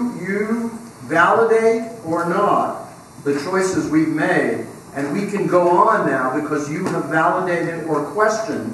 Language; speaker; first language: English; native; English